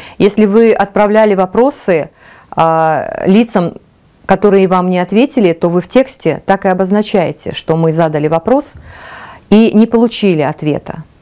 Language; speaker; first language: Russian; non-native, local second language; Tajik